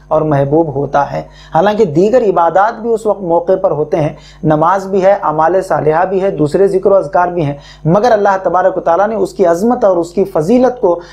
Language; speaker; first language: Urdu; native; Urdu